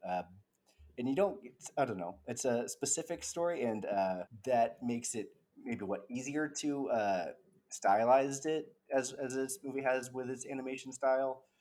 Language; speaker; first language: English; native; English